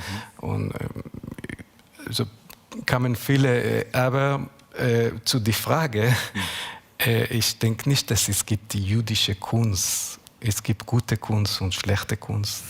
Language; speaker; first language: German; non-native, learner; Hebrew